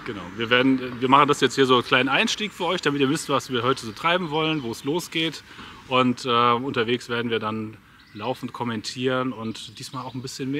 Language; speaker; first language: German; native; German